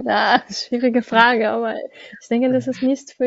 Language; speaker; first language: German; non-native, learner; Arabic